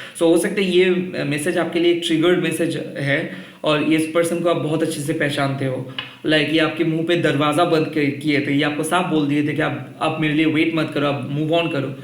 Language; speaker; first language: Hindi; non-native, local second language; Bangla